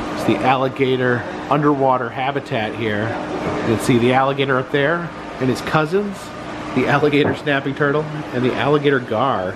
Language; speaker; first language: English; native; English